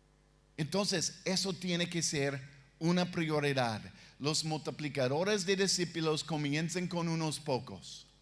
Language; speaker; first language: Spanish; non-native, fluent; English